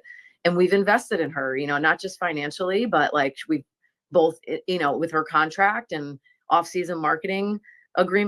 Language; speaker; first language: English; native; English